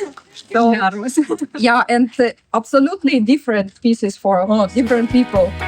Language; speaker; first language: English; non-native, learner; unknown